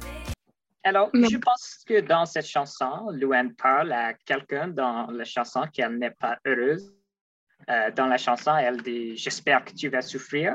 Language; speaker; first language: French; non-native, learner; English